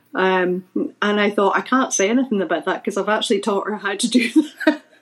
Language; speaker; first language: English; native; English